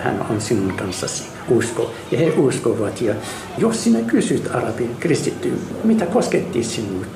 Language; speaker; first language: Finnish; non-native, fluent; Arabic